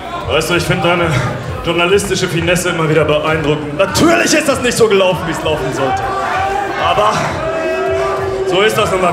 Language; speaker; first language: German; native; German